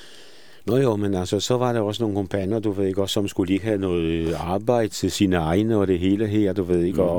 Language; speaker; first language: Danish; non-native, fluent; Polish